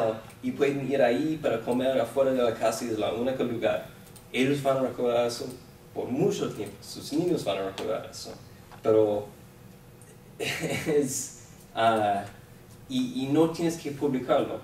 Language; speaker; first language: Spanish; non-native, fluent; English